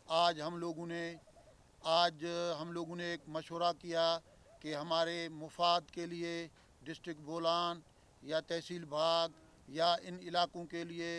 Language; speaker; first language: Urdu; non-native, local second language; Baluchi